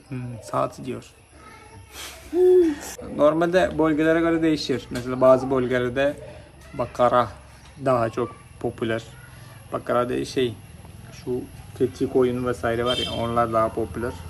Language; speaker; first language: Turkish; non-native, fluent; Malayalam